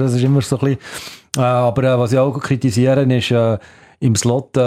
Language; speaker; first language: German; native; German